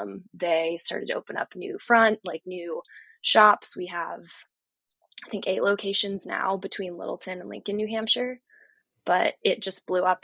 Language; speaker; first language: English; native; English